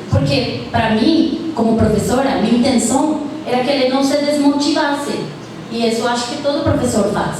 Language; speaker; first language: Portuguese; non-native, fluent; Spanish